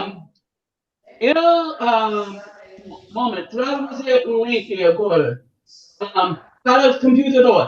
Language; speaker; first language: Portuguese; non-native, learner; English